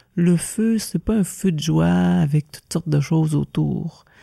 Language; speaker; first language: French; native; French